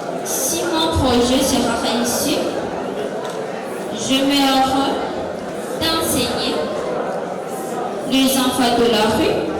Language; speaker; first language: French; non-native, local second language; Rundi